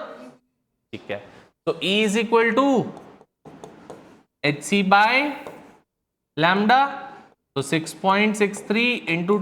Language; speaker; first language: Hindi; native; Hindi